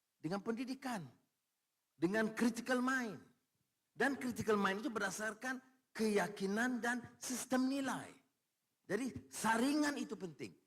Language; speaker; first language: Malay; native; Malay